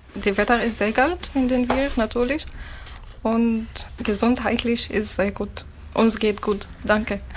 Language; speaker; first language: German; non-native, learner; Arabic